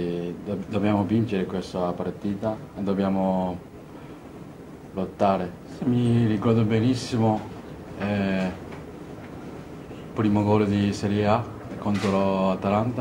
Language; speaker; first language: Italian; non-native, fluent; Japanese